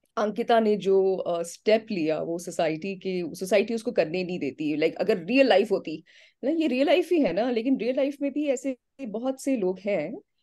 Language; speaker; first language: Hindi; native; Hindi